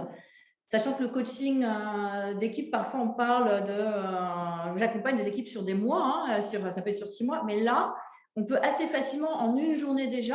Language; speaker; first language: French; native; French